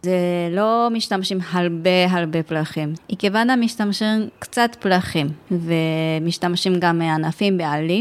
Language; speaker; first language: Hebrew; non-native, learner; Japanese